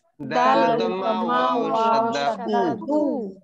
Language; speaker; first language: Arabic; non-native, learner; Bangla